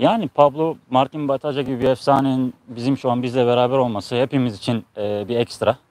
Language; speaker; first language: Turkish; native; Turkish